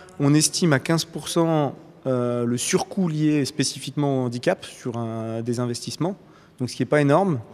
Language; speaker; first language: French; native; French